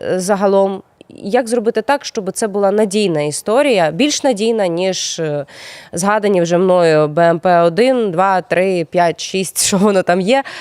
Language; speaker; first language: Ukrainian; native; Ukrainian